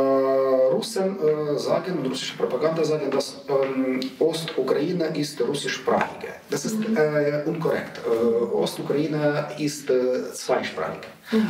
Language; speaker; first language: German; non-native, learner; Ukrainian